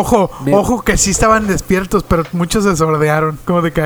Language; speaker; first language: Spanish; native; Spanish